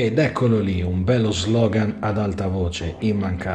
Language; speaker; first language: Italian; native; Italian